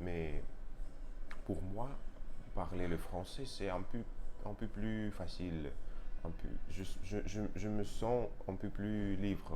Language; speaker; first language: French; non-native, learner; Russian